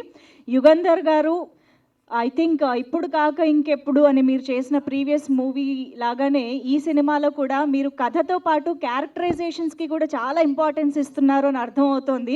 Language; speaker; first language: Telugu; native; Telugu